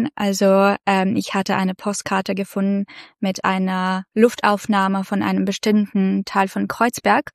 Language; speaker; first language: German; non-native, fluent; Russian